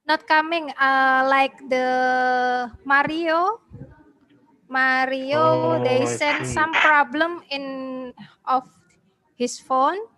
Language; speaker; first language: English; non-native, learner; Indonesian